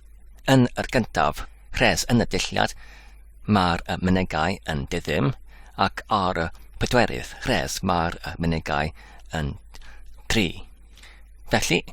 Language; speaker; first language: Welsh; non-native, learner; English